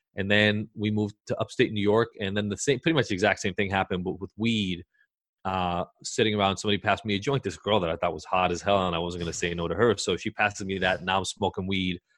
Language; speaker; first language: English; early bilingual, other home language; Hebrew